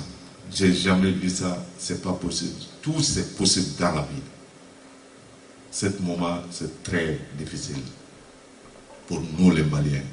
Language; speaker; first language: French; non-native, local second language; Bambara